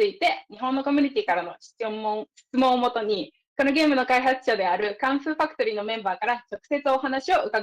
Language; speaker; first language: Japanese; native; Japanese